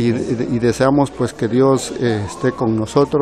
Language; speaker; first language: Spanish; native; Spanish